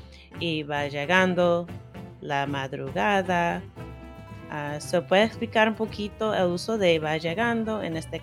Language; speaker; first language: Spanish; non-native, fluent; English